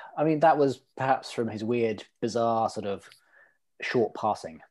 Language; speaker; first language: English; early bilingual, other home language; Norwegian